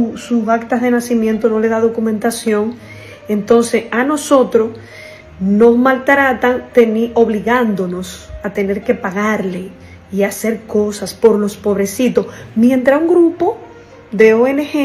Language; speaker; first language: Spanish; native; Spanish